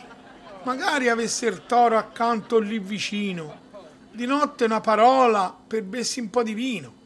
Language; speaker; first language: Italian; native; Italian